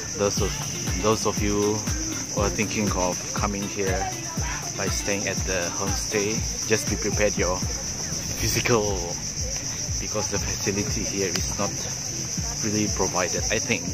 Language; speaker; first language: English; non-native, local second language; Malay